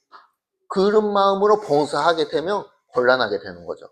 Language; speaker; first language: Korean; early bilingual, heritage; Korean